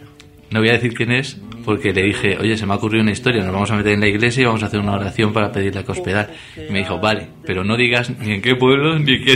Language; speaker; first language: Spanish; native; Spanish